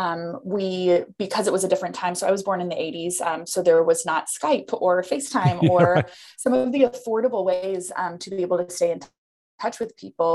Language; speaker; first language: English; native; English